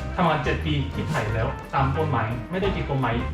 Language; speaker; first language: Thai; non-native, learner; Korean